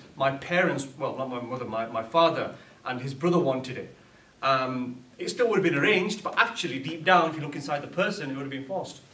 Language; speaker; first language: English; early bilingual, other home language; Urdu